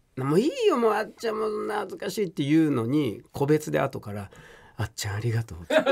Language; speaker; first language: Japanese; native; Japanese